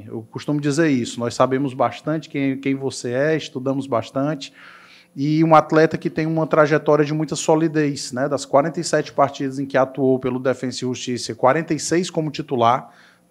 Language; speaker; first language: Portuguese; native; Portuguese